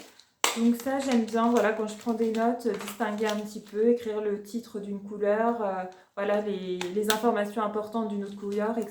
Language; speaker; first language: French; native; French